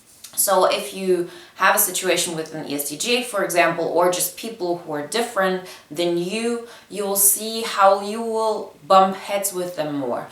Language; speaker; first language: English; non-native, fluent; Bulgarian